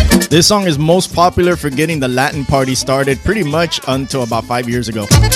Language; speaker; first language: English; native; English